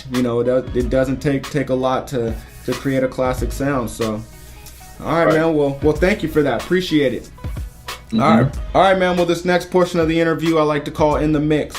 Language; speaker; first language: English; native; English